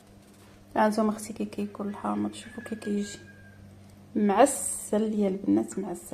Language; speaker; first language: Arabic; native; Arabic